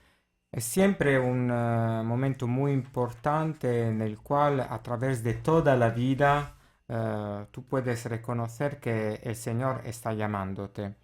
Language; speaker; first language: Spanish; non-native, fluent; Italian